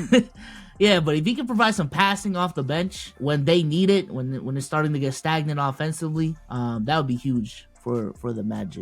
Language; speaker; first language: English; native; English